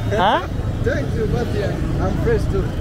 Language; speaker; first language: English; non-native, learner; Kinyarwanda